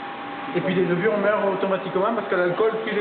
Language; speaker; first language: French; native; French